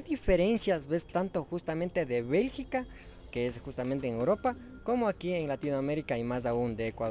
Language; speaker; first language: Spanish; native; Spanish